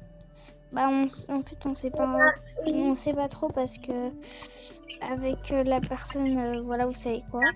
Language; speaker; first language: French; native; French